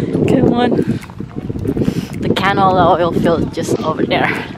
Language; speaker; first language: English; non-native, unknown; Indonesian